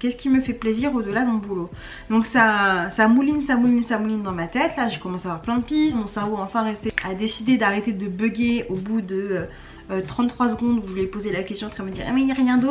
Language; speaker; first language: French; native; French